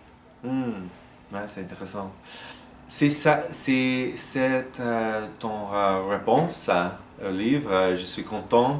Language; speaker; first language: French; non-native, learner; English